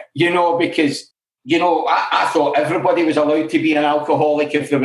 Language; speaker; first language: English; native; English